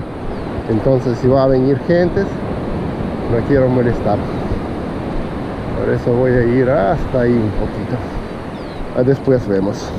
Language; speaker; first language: Spanish; non-native, fluent; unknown